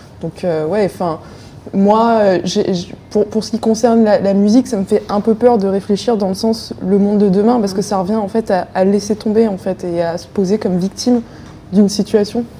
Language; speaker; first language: French; native; French